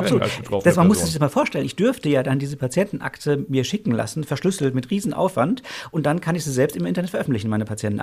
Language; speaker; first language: German; native; German